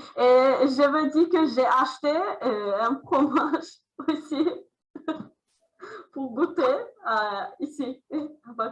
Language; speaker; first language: French; non-native, learner; Azerbaijani